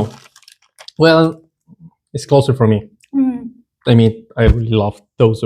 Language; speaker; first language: English; non-native, learner; Spanish